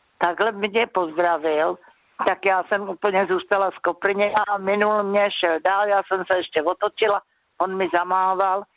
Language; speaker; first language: Czech; native; Czech